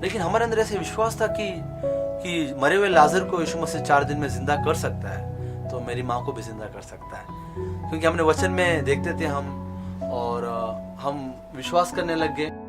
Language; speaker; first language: Hindi; non-native, local second language; Kannada